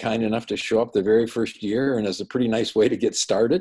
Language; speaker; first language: English; native; English